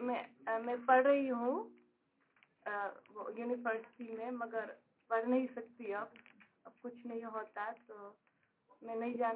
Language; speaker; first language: Hindi; non-native, learner; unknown